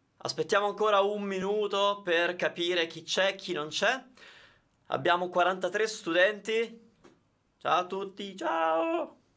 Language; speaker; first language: Italian; native; Italian